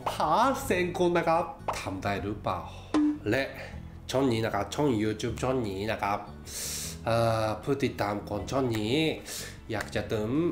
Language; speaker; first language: Thai; non-native, fluent; Japanese